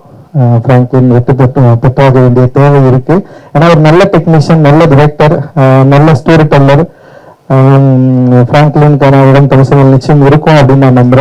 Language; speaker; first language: Tamil; native; Tamil